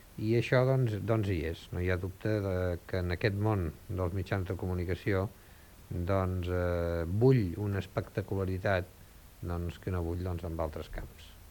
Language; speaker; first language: Catalan; native; Catalan